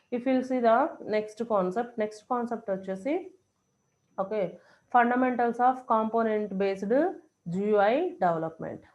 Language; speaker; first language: English; non-native, local second language; Telugu